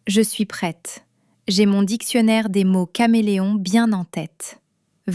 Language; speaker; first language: French; non-native, fluent; English